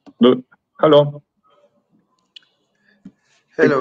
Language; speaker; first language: English; non-native, fluent; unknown